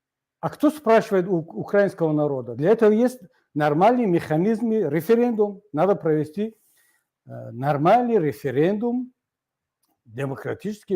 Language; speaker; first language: Russian; non-native, local second language; Tajik